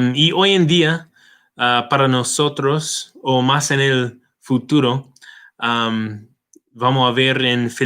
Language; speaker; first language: Spanish; non-native, fluent; English